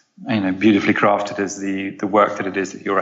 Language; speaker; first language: English; native; English